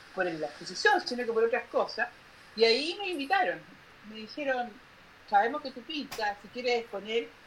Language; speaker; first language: Spanish; native; Spanish